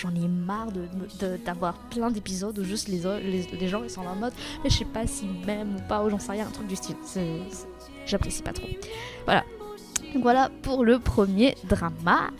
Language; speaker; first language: French; native; French